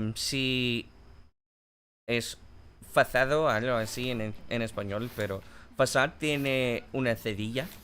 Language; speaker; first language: Spanish; non-native, learner; English